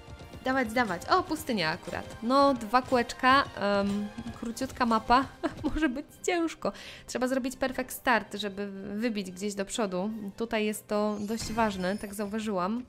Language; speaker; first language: Polish; native; Polish